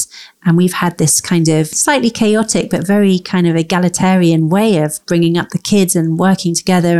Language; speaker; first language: English; native; English